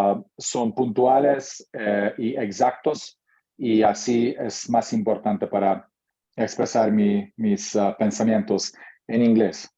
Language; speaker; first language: Spanish; non-native, learner; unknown